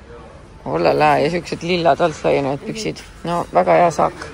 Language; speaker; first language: Estonian; native; Estonian